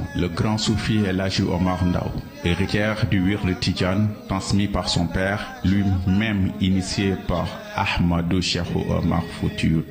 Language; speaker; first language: French; non-native, local second language; Wolof